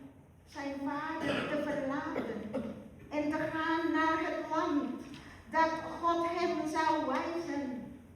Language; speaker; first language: Dutch; early bilingual, other home language; Malay